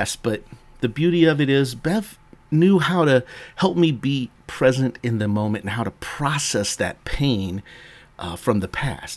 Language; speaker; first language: English; native; English